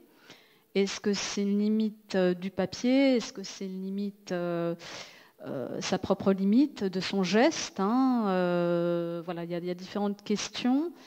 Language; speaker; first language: French; native; French